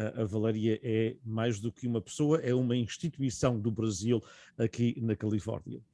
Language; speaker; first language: Portuguese; native; Portuguese